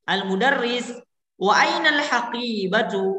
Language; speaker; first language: Arabic; non-native, fluent; Indonesian